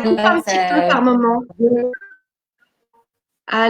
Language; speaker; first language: French; native; French